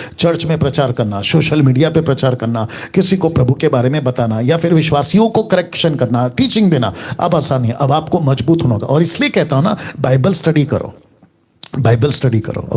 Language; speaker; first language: Hindi; native; Hindi